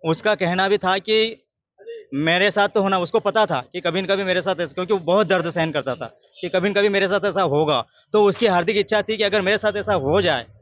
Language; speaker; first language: Hindi; native; Hindi